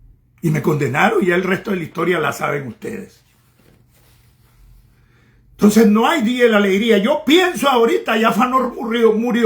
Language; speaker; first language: Spanish; native; Spanish